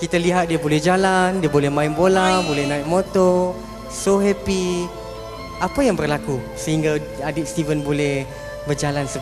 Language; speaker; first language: Malay; native; Malay